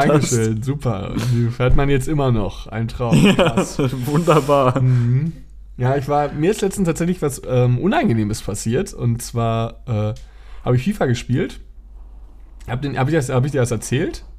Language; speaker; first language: German; native; German